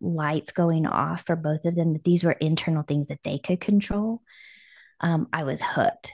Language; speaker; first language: English; native; English